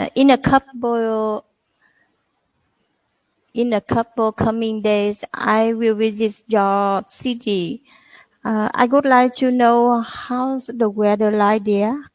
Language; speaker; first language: English; non-native, learner; Vietnamese